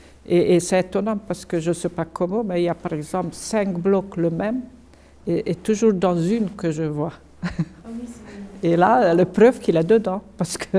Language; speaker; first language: French; non-native, fluent; Hungarian